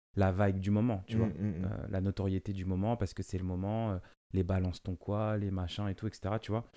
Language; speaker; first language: French; non-native, local second language; Lingala